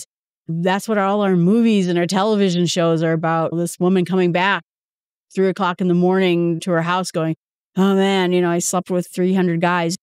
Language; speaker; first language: English; native; English